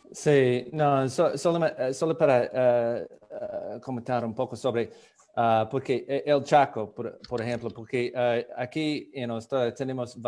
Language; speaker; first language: Spanish; non-native, fluent; English